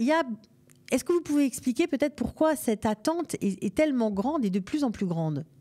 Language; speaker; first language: French; native; French